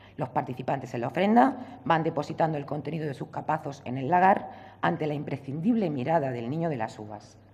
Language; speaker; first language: Spanish; native; Spanish